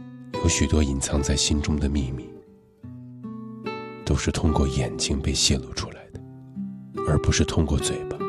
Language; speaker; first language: Chinese; native; Chinese